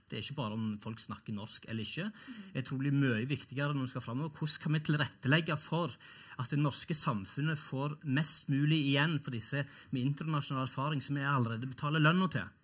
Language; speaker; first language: Norwegian; early bilingual, other home language; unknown